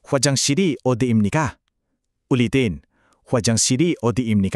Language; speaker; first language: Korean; non-native, fluent; Filipino